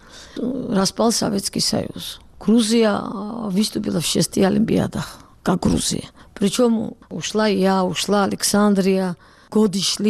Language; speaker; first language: Russian; non-native, local second language; Georgian